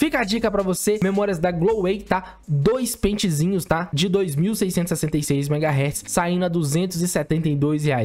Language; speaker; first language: Portuguese; native; Portuguese